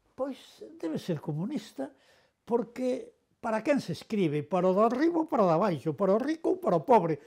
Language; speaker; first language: Galician; non-native, local second language; Spanish